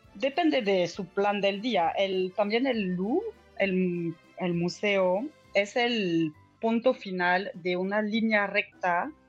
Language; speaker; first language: Spanish; non-native, fluent; French